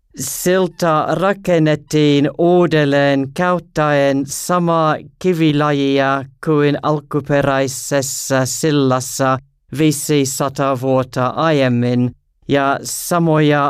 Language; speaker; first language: Finnish; non-native, learner; English